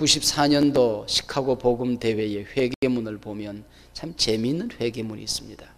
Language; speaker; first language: Korean; native; Korean